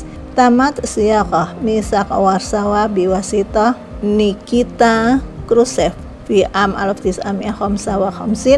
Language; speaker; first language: Arabic; non-native, fluent; Indonesian